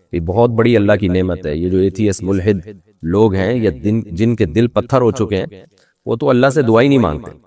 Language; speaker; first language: Urdu; native; Urdu